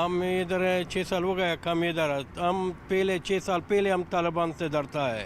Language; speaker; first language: Hindi; non-native, learner; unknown